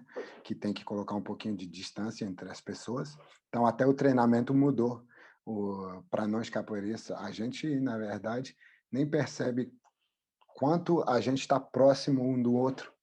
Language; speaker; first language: Portuguese; non-native, fluent; French